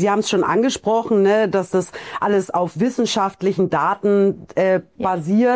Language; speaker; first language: German; native; German